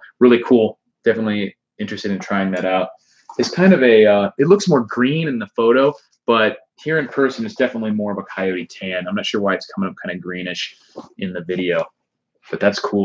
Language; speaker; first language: English; native; English